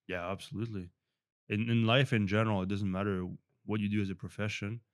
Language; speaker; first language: English; non-native, fluent; French